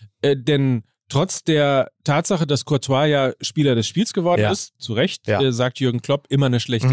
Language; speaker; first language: German; native; German